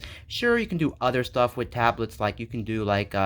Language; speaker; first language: English; native; English